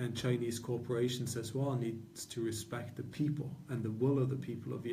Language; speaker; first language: English; non-native, fluent; Norwegian